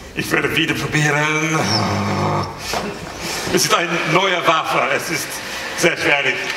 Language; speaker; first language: German; non-native, learner; English